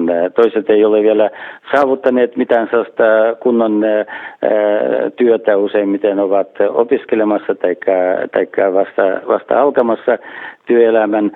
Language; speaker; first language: Finnish; non-native, fluent; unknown